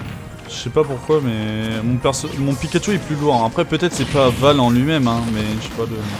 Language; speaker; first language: French; native; French